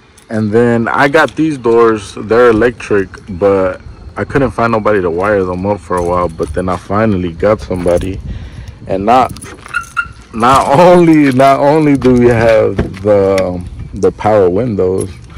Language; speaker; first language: English; early bilingual, other home language; Spanish